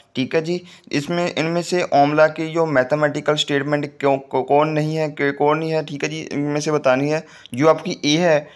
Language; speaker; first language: Hindi; non-native, local second language; Punjabi